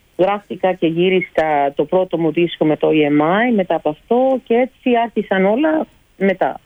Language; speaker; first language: Greek; early bilingual, heritage; Greek